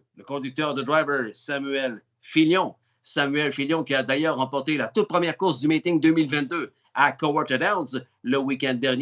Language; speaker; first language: French; native; French